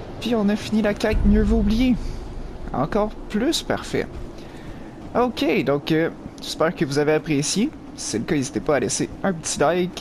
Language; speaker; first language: French; native; French